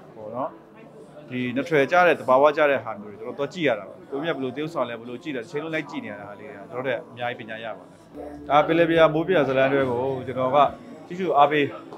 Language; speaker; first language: Burmese; native; Burmese